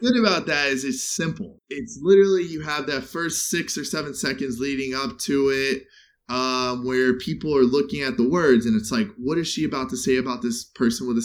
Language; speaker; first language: English; native; English